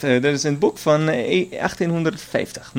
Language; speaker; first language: Dutch; non-native, learner; German